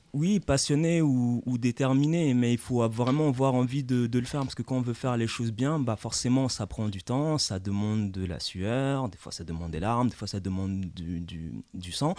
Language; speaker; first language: French; early bilingual, other home language; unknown